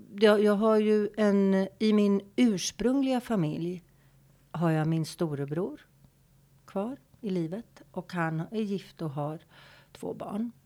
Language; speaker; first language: Swedish; native; Swedish